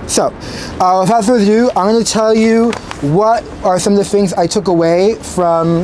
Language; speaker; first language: English; native; English